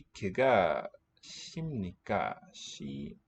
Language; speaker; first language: Korean; non-native, learner; English